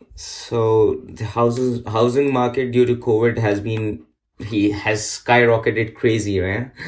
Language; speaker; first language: English; non-native, local second language; Urdu